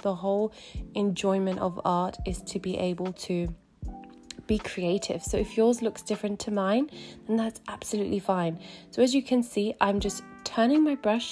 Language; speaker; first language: English; native; English